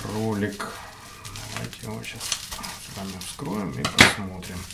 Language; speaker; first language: Ukrainian; non-native, local second language; Russian